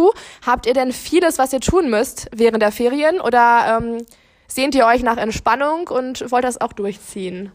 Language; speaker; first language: German; native; German